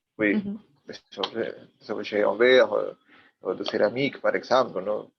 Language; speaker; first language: French; non-native, learner; Spanish